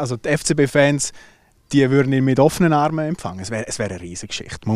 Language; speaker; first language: German; native; German